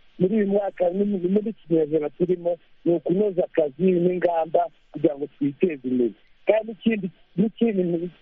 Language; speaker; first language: Kinyarwanda; native; Kinyarwanda